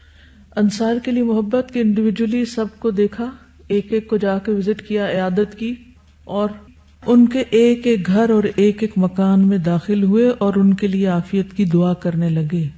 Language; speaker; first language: Urdu; native; Urdu